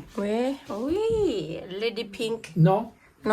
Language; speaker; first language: French; non-native, learner; Thai